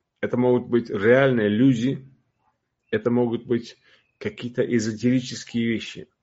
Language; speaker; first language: Russian; non-native, local second language; Uzbek